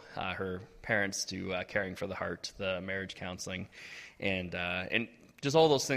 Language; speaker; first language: English; native; English